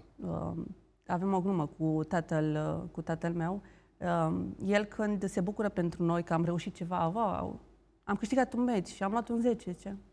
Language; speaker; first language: Romanian; native; Romanian